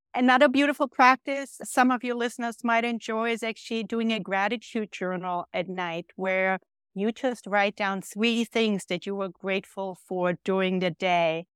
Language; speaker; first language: English; non-native, fluent; German